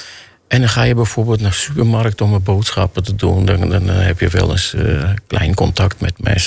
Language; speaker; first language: Dutch; non-native, fluent; Armenian